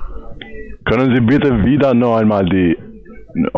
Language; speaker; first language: German; non-native, learner; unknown